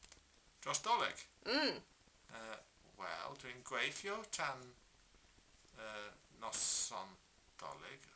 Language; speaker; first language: Welsh; non-native, learner; English